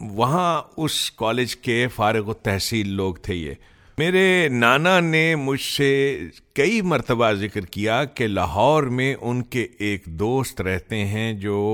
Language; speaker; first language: Urdu; native; Urdu